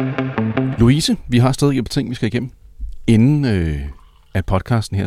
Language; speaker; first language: Danish; native; Danish